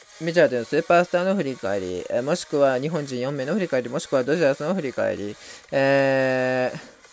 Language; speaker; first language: Japanese; native; Japanese